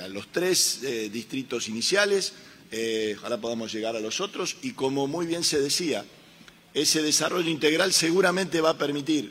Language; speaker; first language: Spanish; native; Spanish